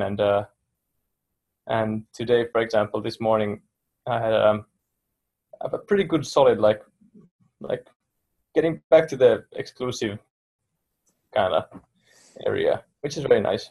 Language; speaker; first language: English; non-native, fluent; Finnish